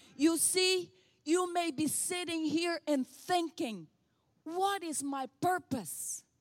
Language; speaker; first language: English; non-native, fluent; Portuguese